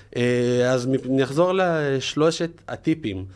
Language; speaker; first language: Hebrew; native; Hebrew